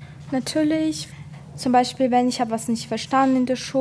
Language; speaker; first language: German; non-native, fluent; Ukrainian